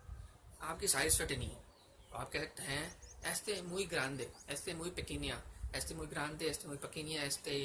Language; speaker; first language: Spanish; non-native, learner; Hindi